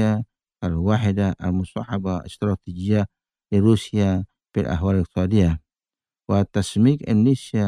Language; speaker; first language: Arabic; non-native, fluent; Indonesian